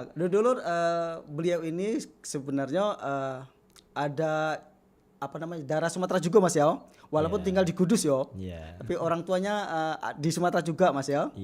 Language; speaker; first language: Indonesian; native; Indonesian